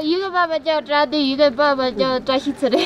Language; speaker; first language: Chinese; non-native, local second language; Tibetan